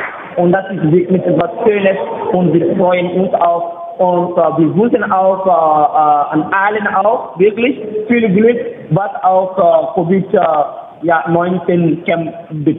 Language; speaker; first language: German; non-native, learner; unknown